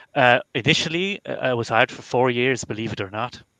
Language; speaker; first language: English; non-native, fluent; Dutch